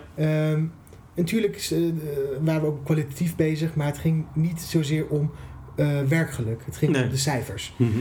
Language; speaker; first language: Dutch; non-native, fluent; Persian